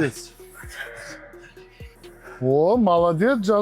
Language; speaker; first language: Russian; non-native, local second language; Uzbek